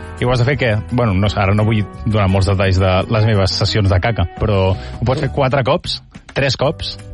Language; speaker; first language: Catalan; native; Catalan